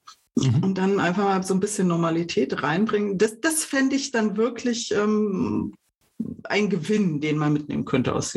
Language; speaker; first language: German; native; German